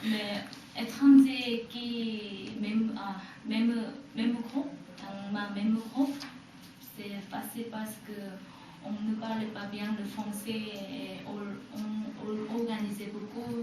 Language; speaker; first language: French; non-native, learner; Korean